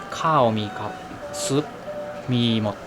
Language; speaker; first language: Thai; non-native, learner; Japanese